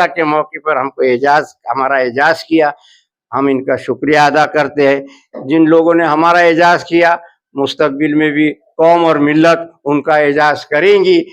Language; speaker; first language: Hindi; non-native, local second language; Urdu